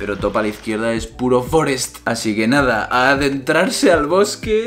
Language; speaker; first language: Spanish; native; Spanish